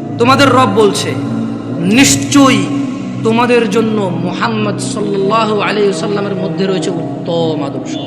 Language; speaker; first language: Bangla; early bilingual, heritage; Bangla